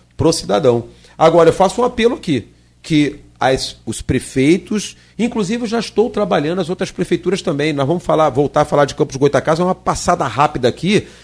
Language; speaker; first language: Portuguese; native; Portuguese